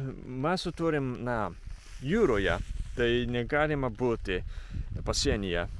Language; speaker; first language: Lithuanian; non-native, fluent; Japanese